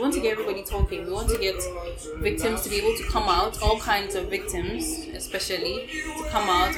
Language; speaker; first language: English; non-native, local second language; Ewe